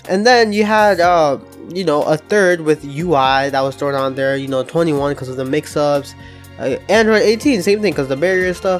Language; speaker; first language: English; native; English